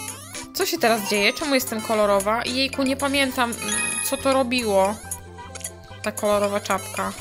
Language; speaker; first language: Polish; native; Polish